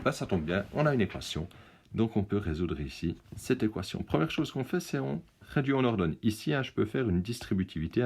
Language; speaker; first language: French; native; French